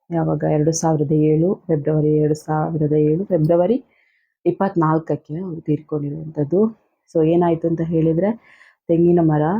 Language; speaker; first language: Kannada; non-native, local second language; Tulu